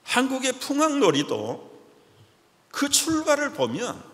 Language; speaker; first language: Korean; native; Korean